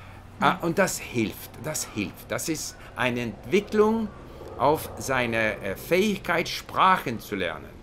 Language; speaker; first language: German; non-native, learner; English